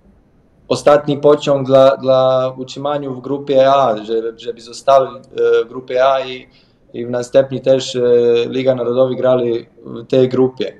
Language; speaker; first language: Polish; non-native, learner; Bosnian